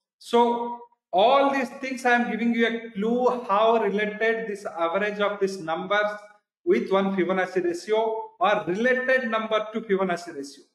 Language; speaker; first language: English; non-native, local second language; Odia